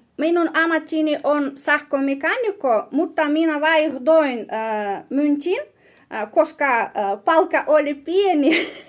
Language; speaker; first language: Finnish; non-native, learner; Russian